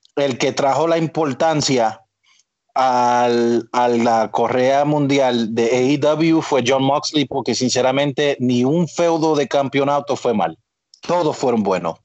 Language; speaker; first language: Spanish; native; Spanish